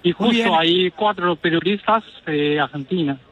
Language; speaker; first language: Spanish; non-native, learner; Chinese